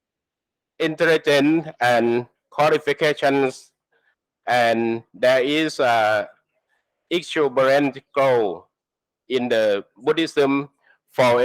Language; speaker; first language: English; non-native, learner; Thai